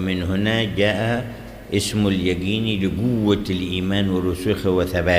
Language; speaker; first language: Arabic; native; Arabic